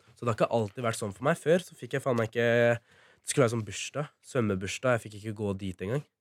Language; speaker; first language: Norwegian; early bilingual, other home language; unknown